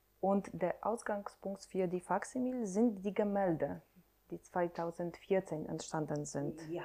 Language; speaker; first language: German; non-native, fluent; Polish